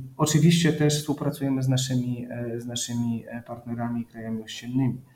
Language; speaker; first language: Polish; native; Polish